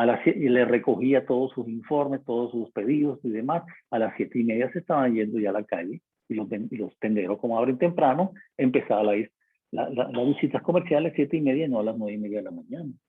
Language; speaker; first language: Spanish; native; Spanish